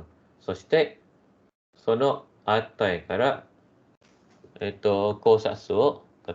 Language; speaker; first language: Japanese; non-native, fluent; Malay